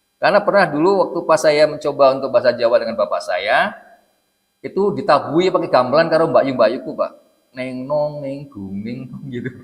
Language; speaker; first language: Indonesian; non-native, local second language; Javanese